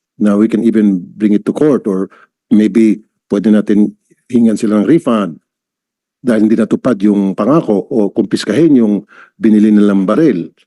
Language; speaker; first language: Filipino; native; Filipino